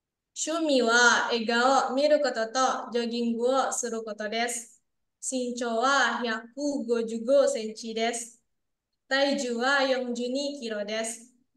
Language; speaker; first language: Japanese; non-native, learner; Indonesian